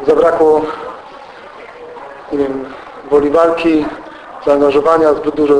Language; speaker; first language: Polish; native; Polish